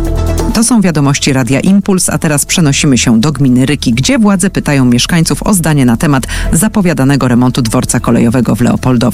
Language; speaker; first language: Polish; native; Polish